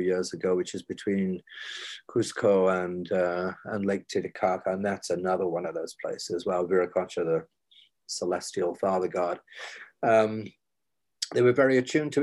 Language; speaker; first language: English; native; English